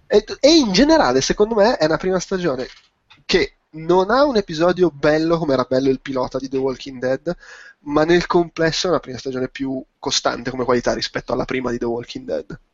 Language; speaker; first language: Italian; native; Italian